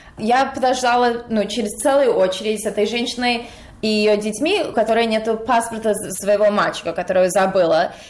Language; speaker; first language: Russian; early bilingual, heritage; Russian